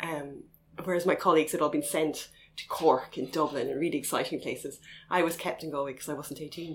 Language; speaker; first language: English; native; English